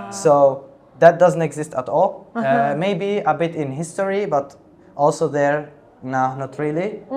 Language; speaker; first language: English; non-native, fluent; Italian